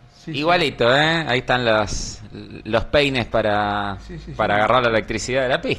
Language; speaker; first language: Spanish; native; Spanish